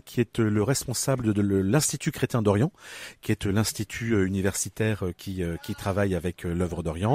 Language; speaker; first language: French; native; French